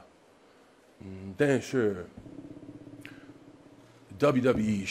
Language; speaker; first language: Chinese; non-native, learner; English